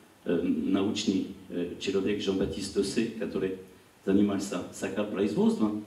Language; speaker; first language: Russian; non-native, learner; French